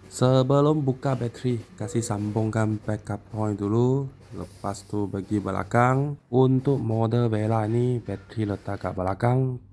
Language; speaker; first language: Malay; non-native, local second language; Chinese